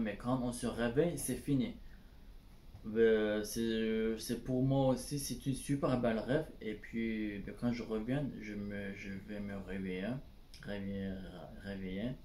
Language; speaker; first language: French; non-native, learner; Turkish